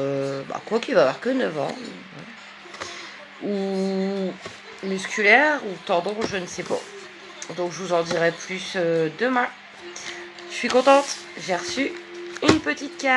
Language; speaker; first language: French; native; French